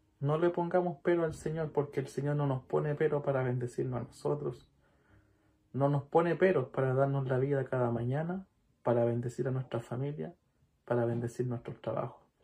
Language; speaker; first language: Spanish; native; Spanish